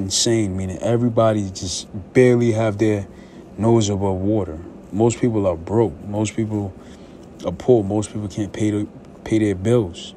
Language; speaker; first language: English; native; English